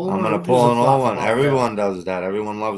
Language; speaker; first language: English; native; English